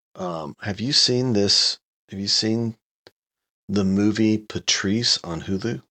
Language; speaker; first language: English; native; English